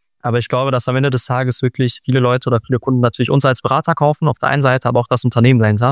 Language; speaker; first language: German; native; German